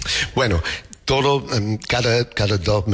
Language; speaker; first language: Spanish; non-native, learner; English